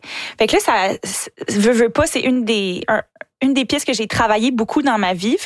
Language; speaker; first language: French; native; French